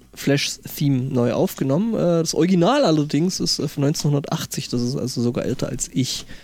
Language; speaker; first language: German; native; German